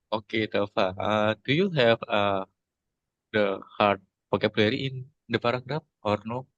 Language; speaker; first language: English; non-native, learner; Indonesian